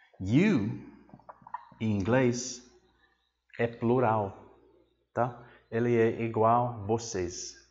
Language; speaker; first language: Portuguese; non-native, fluent; English